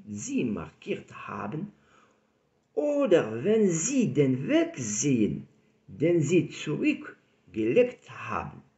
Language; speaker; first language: German; non-native, fluent; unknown